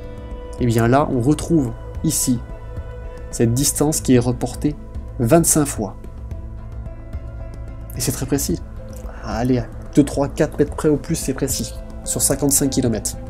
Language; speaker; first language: French; native; French